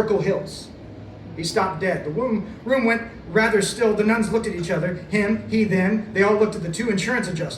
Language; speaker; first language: English; native; English